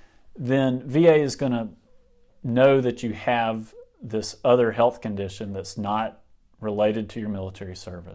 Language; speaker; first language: English; native; English